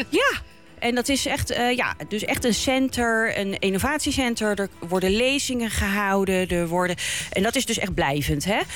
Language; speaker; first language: Dutch; native; Dutch